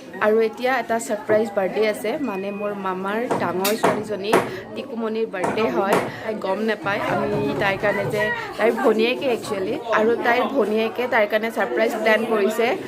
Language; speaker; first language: Assamese; native; Assamese